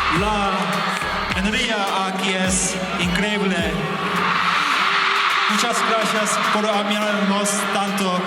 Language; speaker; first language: Spanish; non-native, learner; Korean